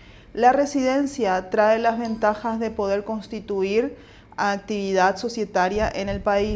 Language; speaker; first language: Spanish; native; Spanish